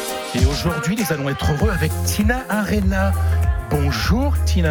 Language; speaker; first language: French; native; French